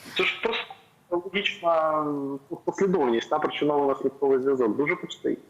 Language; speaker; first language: Ukrainian; native; Ukrainian